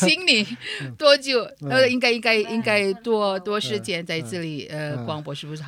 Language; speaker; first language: Chinese; non-native, learner; Indonesian